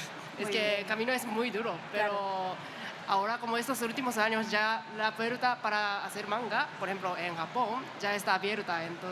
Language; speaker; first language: Spanish; non-native, learner; Japanese